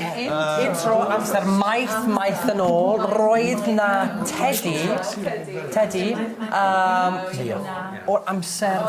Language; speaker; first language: Welsh; non-native, learner; English